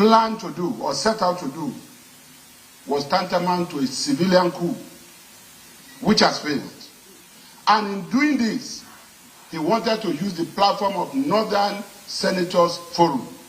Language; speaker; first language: English; non-native, local second language; Yoruba